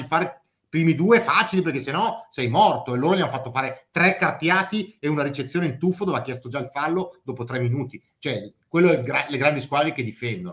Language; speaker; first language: Italian; native; Italian